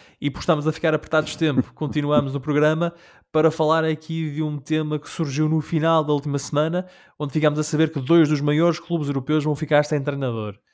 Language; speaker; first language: Portuguese; early bilingual, heritage; Portuguese